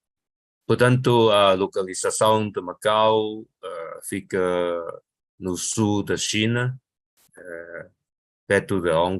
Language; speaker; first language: Portuguese; non-native, local second language; Chinese